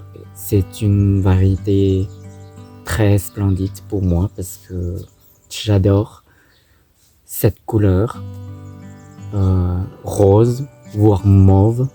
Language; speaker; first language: French; non-native, fluent; Thai